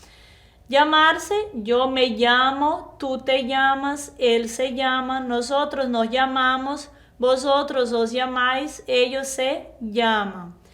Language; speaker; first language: Spanish; non-native, fluent; Portuguese